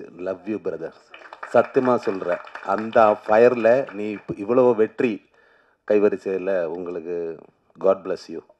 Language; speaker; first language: Tamil; non-native, learner; Malayalam